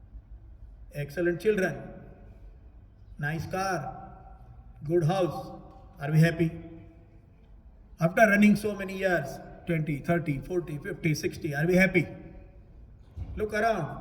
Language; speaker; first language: English; non-native, local second language; Hindi